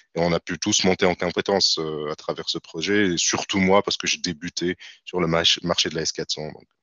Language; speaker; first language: French; non-native, local second language; Arabic